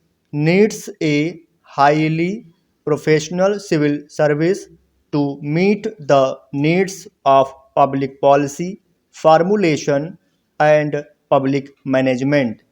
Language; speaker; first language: English; non-native, local second language; Hindi